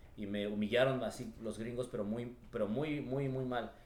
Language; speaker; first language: Spanish; early bilingual, heritage; Spanish